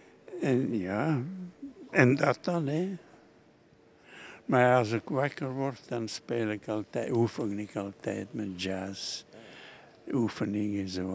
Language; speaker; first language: Dutch; non-native, local second language; French